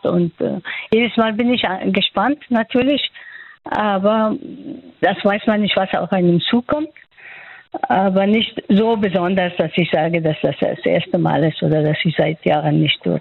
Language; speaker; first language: German; non-native, fluent; Persian